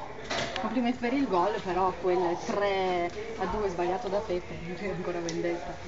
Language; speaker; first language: Italian; native; Italian